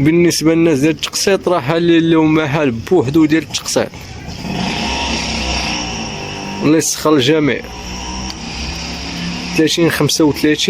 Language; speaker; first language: Arabic; native; Arabic